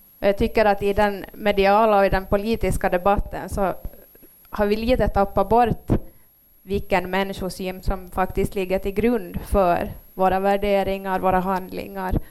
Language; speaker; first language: Swedish; native; Swedish